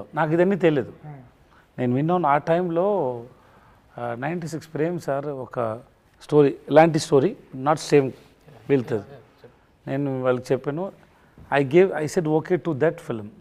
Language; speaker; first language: Telugu; non-native, learner; Tamil